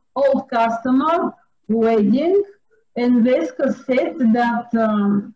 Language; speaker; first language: English; non-native, fluent; Bulgarian